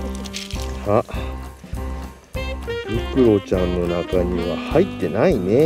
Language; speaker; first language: Japanese; native; Japanese